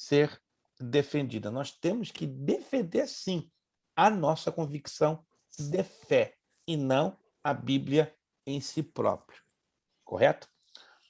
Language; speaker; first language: Portuguese; native; Portuguese